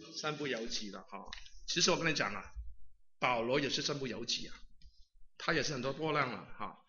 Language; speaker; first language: Chinese; non-native, local second language; Cantonese